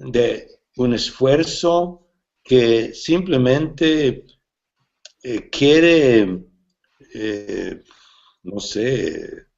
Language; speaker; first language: Spanish; non-native, fluent; English